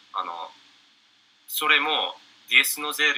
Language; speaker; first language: Japanese; non-native, learner; English